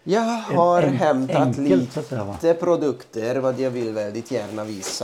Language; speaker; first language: Swedish; non-native, fluent; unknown